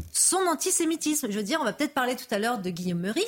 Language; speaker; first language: French; native; French